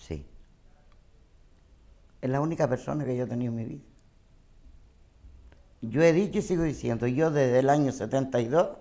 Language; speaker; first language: Spanish; native; Spanish